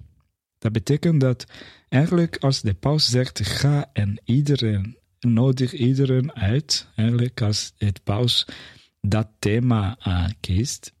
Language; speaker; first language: Dutch; non-native, fluent; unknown